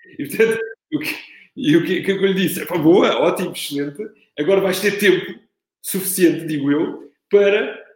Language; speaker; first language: Portuguese; non-native, fluent; Italian